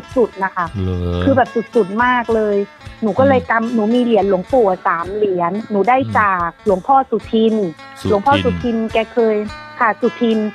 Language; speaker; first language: Thai; native; Thai